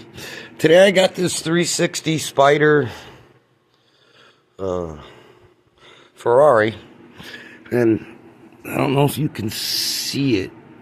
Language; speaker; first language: English; native; English